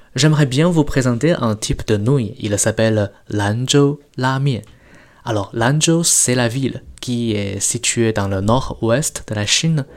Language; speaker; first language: French; non-native, fluent; Chinese